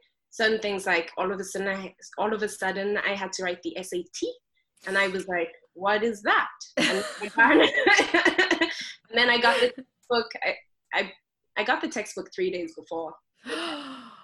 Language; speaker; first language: English; non-native, local second language; Xhosa